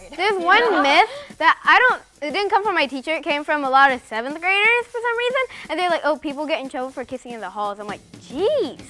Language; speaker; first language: English; early bilingual, other home language; Bangla